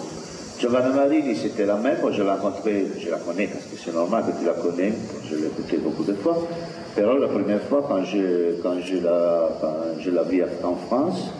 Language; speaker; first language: French; non-native, fluent; Italian